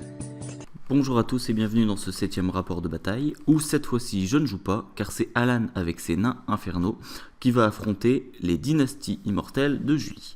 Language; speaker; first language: French; native; French